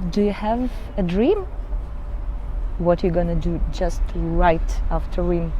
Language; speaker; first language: English; non-native, learner; Ukrainian